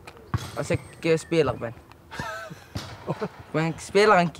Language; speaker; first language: Dutch; early bilingual, other home language; Arabic